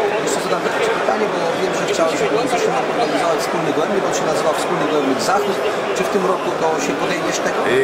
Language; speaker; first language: Polish; native; Polish